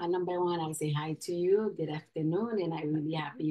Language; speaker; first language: English; non-native, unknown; Haitian Creole